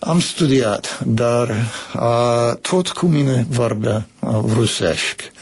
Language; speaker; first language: Romanian; non-native, learner; English